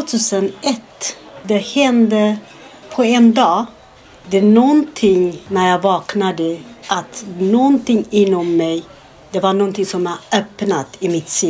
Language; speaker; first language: Swedish; non-native, fluent; Amharic